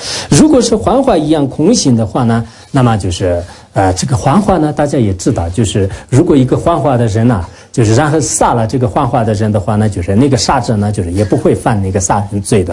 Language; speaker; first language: Chinese; non-native, local second language; Tibetan